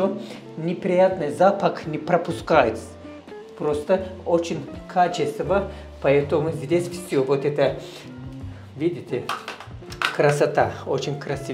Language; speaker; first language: Russian; non-native, learner; Turkish